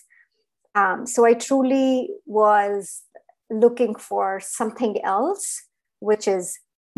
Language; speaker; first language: English; non-native, local second language; Hindi